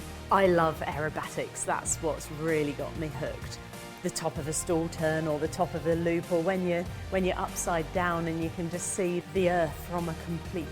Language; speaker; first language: English; native; English